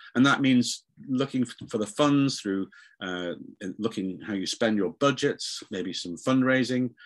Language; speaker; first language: English; native; English